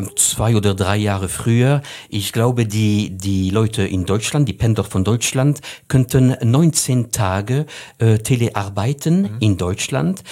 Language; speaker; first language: German; non-native, fluent; French